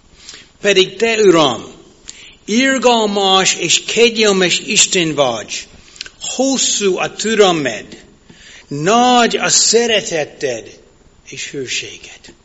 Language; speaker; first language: Hungarian; non-native, fluent; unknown